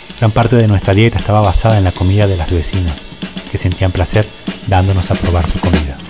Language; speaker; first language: Spanish; native; Spanish